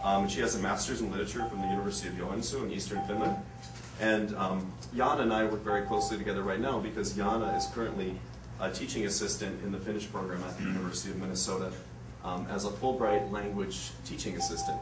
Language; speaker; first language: English; native; English